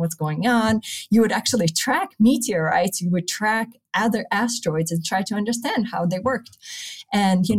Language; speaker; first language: English; early bilingual, other home language; Russian